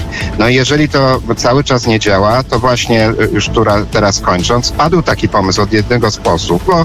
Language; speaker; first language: Polish; native; Polish